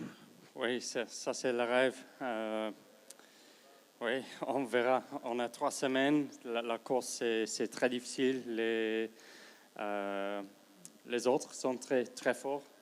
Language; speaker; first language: French; non-native, fluent; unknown